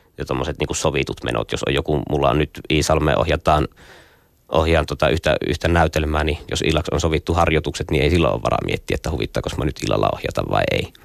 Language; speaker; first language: Finnish; native; Finnish